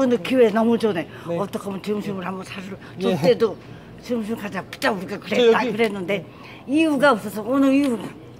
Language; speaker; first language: Korean; native; Korean